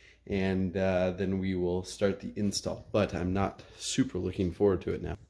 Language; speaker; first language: English; native; English